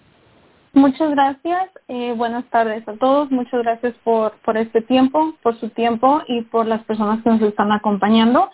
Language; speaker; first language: Spanish; early bilingual, heritage; Spanish